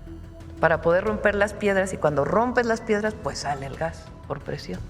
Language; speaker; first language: Spanish; native; Spanish